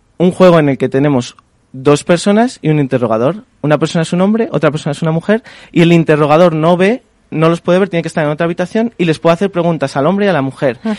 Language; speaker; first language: Spanish; native; Spanish